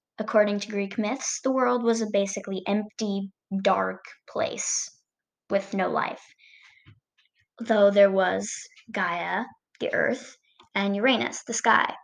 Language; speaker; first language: English; native; English